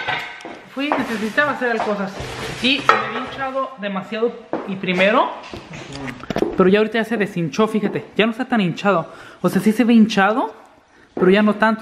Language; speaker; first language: Spanish; native; Spanish